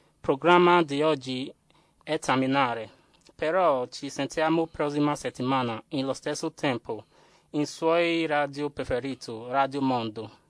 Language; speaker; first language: Italian; non-native, learner; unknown